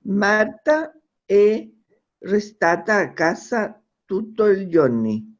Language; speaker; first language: Italian; non-native, learner; Spanish